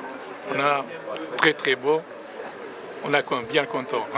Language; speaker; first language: French; non-native, learner; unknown